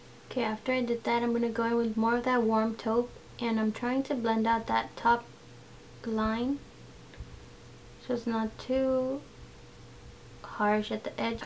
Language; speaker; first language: English; early bilingual, other home language; Spanish